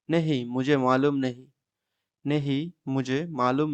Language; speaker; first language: Hindi; non-native, fluent; Bangla